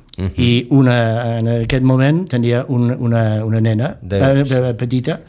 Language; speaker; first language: Catalan; non-native, fluent; English